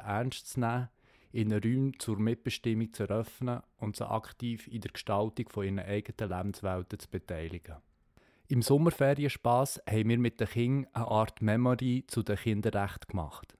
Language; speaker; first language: German; native; German